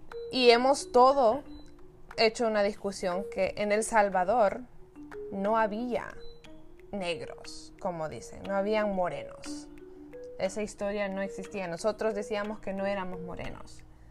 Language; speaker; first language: Spanish; early bilingual, heritage; Spanish